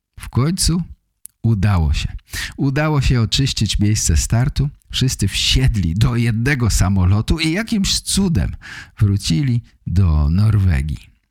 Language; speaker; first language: Polish; native; Polish